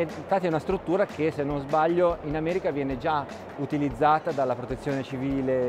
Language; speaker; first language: Italian; native; Italian